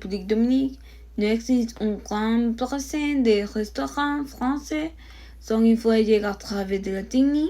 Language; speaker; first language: French; non-native, learner; Spanish